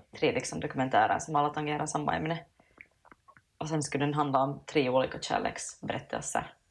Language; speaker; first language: Swedish; native; Swedish